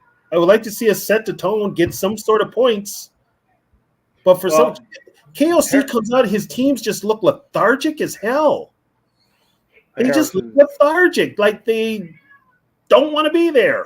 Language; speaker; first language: English; native; English